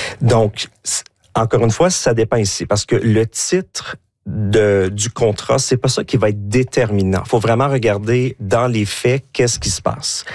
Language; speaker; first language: French; native; French